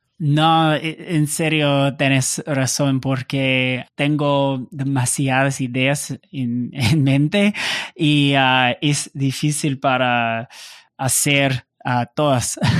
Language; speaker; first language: Spanish; non-native, learner; English